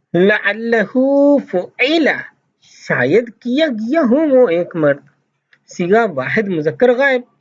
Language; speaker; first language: Urdu; native; Urdu